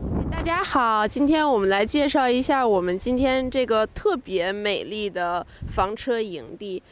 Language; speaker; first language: Chinese; native; Chinese